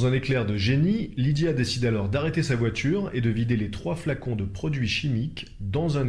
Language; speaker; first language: French; native; French